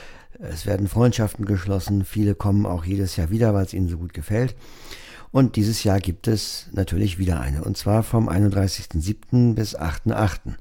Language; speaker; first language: German; native; German